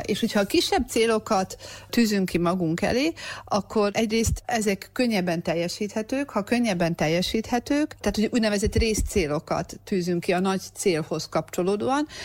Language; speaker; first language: Hungarian; native; Hungarian